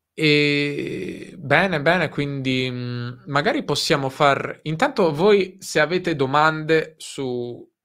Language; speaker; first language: Italian; native; Italian